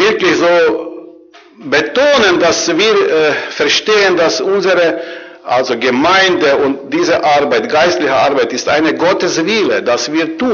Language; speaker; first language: German; non-native, learner; Croatian